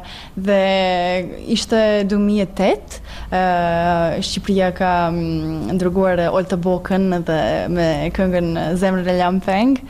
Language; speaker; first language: Albanian; non-native, learner; Serbian